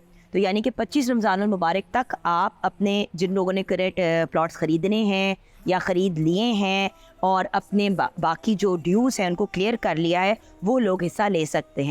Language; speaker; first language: Urdu; native; Urdu